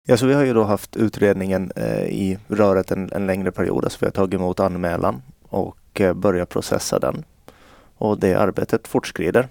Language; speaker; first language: Swedish; native; Swedish